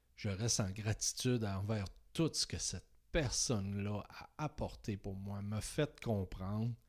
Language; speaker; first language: French; native; French